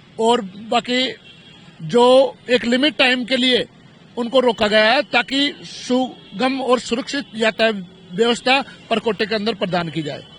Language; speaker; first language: Hindi; native; Hindi